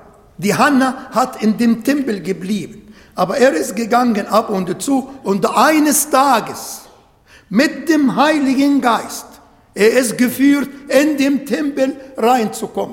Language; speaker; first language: German; non-native, fluent; Arabic